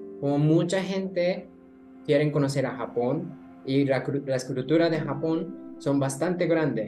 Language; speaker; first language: Spanish; non-native, learner; Japanese